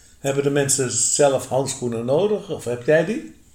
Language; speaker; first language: Dutch; native; Dutch